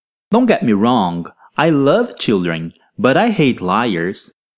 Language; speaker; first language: English; non-native, fluent; Portuguese